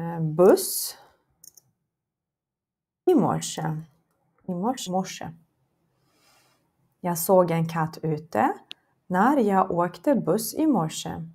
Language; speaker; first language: Swedish; non-native, fluent; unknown